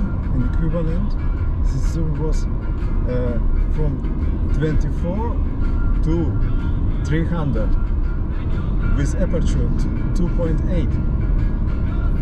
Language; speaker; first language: English; non-native, learner; German